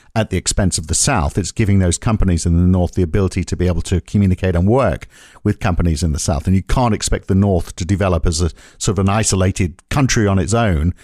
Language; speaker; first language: English; native; English